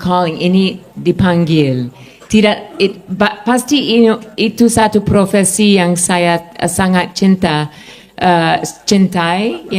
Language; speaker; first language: Indonesian; non-native, fluent; English